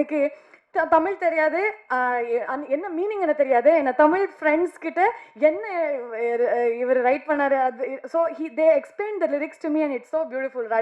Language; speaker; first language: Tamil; non-native, learner; Kannada